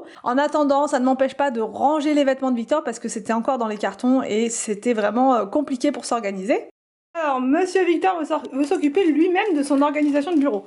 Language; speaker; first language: French; native; French